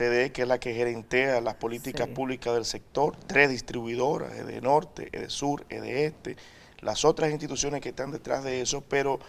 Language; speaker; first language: Spanish; native; Spanish